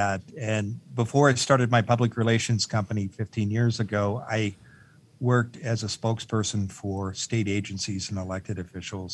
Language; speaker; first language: English; native; English